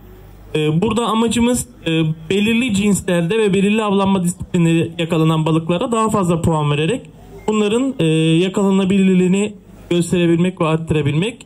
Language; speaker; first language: Turkish; native; Turkish